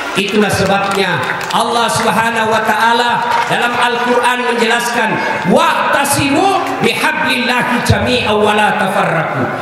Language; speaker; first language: Indonesian; non-native, local second language; Buginese